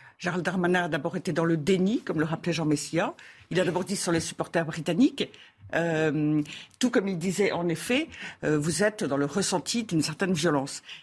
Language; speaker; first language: French; native; French